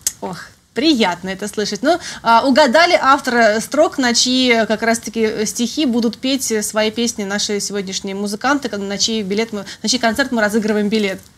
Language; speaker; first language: Russian; native; Russian